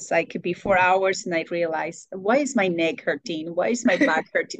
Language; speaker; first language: English; non-native, fluent; Spanish